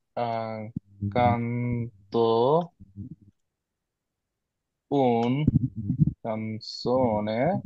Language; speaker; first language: Italian; non-native, fluent; Bangla